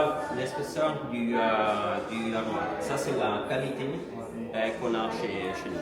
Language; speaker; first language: French; non-native, learner; Italian